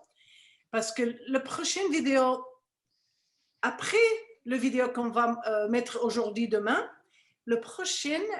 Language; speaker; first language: French; non-native, fluent; Spanish